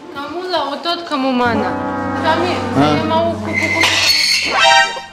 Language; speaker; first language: Indonesian; non-native, learner; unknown